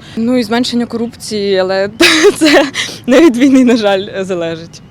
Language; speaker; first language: Ukrainian; non-native, local second language; Russian